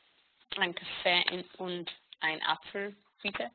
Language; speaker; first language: German; non-native, learner; Hebrew